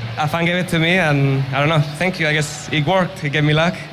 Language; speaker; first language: English; non-native, fluent; Spanish